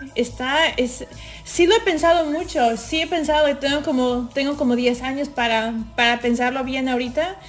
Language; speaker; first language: Spanish; early bilingual, other home language; English